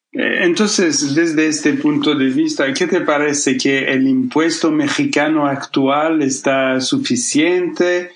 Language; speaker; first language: Spanish; non-native, fluent; French